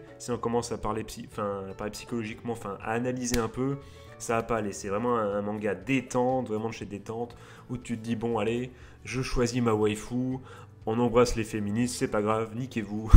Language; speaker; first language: French; native; French